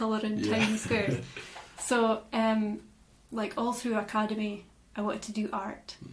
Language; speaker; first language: English; native; English